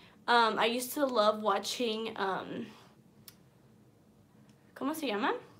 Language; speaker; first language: Spanish; early bilingual, heritage; Spanish